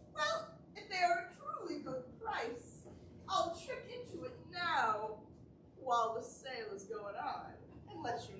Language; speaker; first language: English; native; English